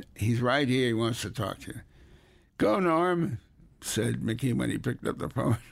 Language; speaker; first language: English; native; English